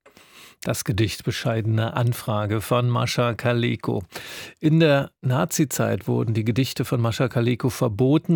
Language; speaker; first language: German; native; German